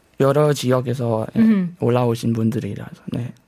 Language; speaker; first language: Korean; non-native, fluent; Burmese